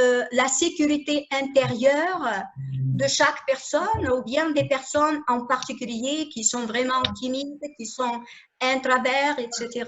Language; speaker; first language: French; non-native, fluent; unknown